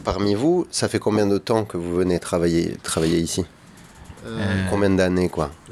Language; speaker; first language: French; native; French